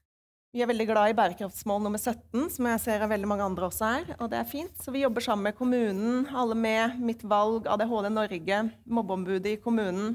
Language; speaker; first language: Norwegian; native; Norwegian